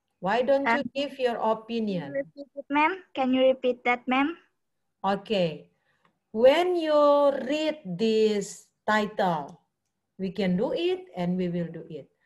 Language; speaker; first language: English; non-native, fluent; Indonesian